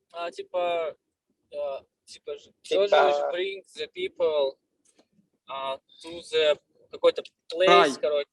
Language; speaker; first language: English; non-native, learner; Russian